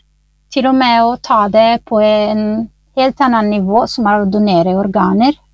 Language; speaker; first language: Norwegian; non-native, fluent; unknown